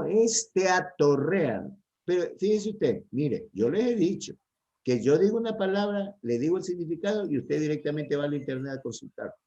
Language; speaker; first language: Spanish; native; Spanish